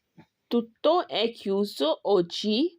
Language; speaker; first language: Italian; non-native, learner; Urdu